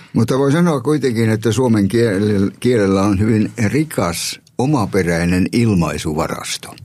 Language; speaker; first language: Finnish; native; Finnish